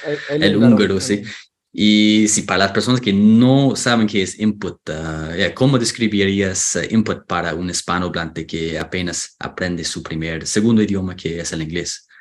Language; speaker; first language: Spanish; non-native, fluent; English